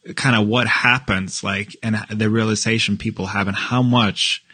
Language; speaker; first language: English; non-native, fluent; Norwegian